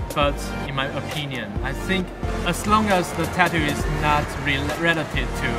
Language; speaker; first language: English; non-native, fluent; Chinese